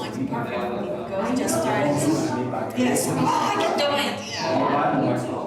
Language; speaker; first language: English; non-native, learner; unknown